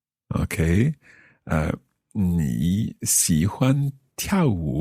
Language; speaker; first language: Chinese; non-native, learner; English